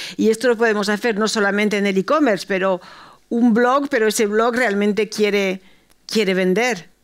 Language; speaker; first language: Spanish; early bilingual, heritage; Spanish